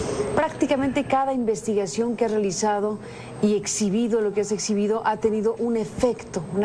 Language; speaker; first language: Spanish; native; Spanish